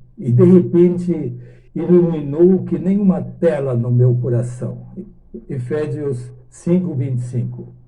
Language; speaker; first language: Portuguese; non-native, fluent; German